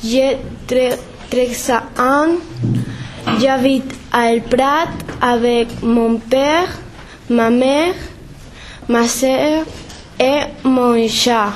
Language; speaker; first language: French; non-native, learner; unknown